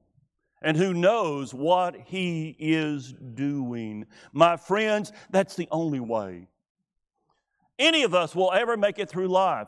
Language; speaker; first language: English; native; English